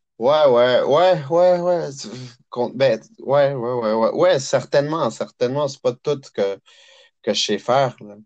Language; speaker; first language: French; native; French